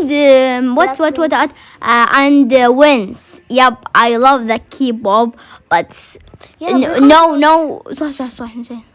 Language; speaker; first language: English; non-native, learner; Arabic